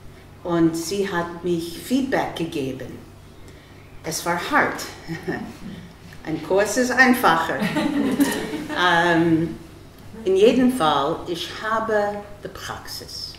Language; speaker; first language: German; non-native, fluent; English